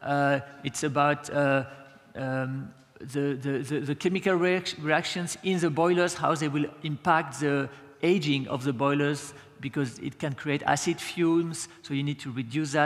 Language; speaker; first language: English; non-native, fluent; French